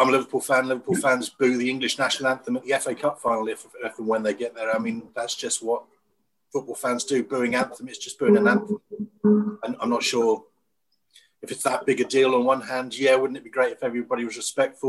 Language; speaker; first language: English; native; English